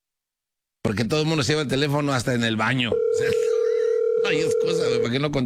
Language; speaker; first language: Spanish; native; Spanish